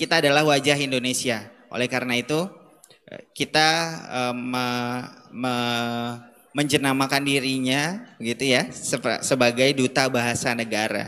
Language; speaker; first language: Indonesian; native; Indonesian